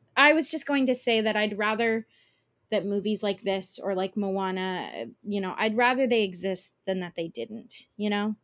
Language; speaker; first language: English; early bilingual, other home language; Italian